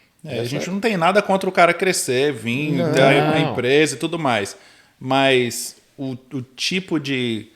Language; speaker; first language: Portuguese; native; Portuguese